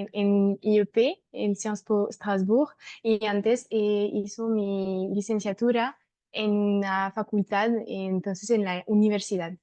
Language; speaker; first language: Spanish; non-native, fluent; French